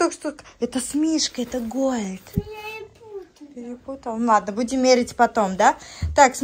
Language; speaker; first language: Russian; native; Russian